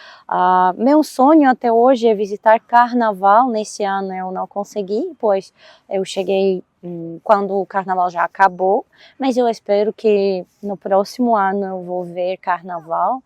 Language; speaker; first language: Portuguese; non-native, fluent; Russian